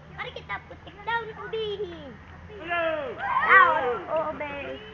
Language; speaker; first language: Indonesian; native; Indonesian